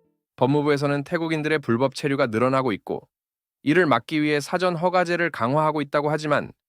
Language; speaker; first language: Korean; native; Korean